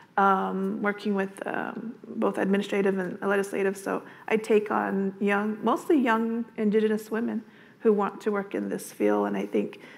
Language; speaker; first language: English; native; English